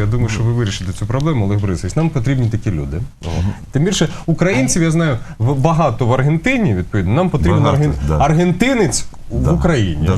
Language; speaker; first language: Ukrainian; native; Ukrainian